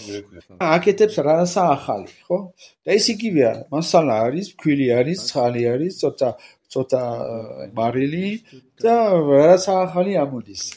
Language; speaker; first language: Georgian; non-native, learner; French